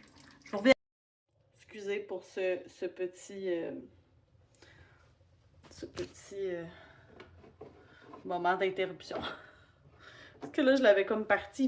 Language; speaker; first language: French; native; French